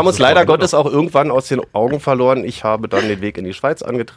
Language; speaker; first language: German; native; German